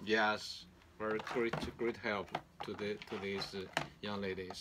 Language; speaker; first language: English; non-native, learner; Chinese